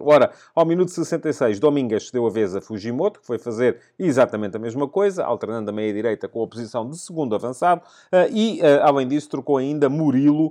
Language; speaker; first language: Portuguese; native; Portuguese